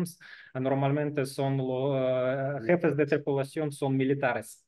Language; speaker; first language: Spanish; non-native, learner; Russian